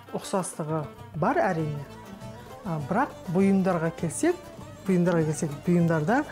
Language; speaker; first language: Kazakh; non-native, local second language; Kurdish